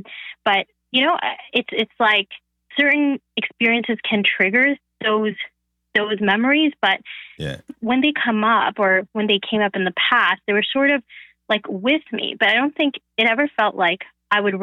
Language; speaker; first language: English; non-native, fluent; Bangla